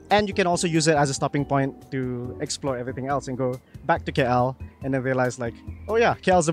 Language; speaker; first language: English; non-native, local second language; Malay